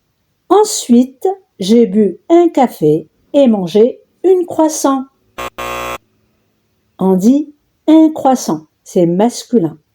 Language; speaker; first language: French; non-native, local second language; Arabic